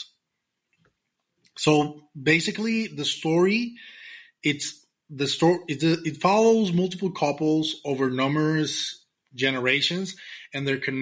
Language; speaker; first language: English; non-native, fluent; Spanish